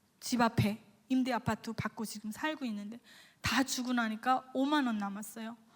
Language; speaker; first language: Korean; native; Korean